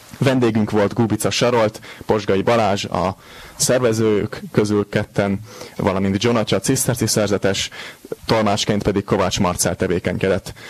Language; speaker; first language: Hungarian; native; Hungarian